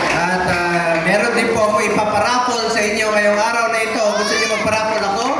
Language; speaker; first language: Filipino; non-native, local second language; Cebuano